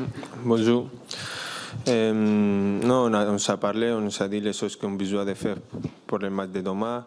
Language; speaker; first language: French; non-native, learner; Spanish